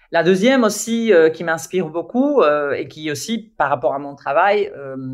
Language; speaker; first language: French; non-native, fluent; Spanish